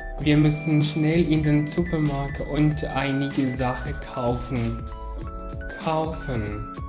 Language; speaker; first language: German; non-native, fluent; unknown